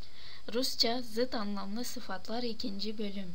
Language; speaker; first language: Turkish; non-native, fluent; Russian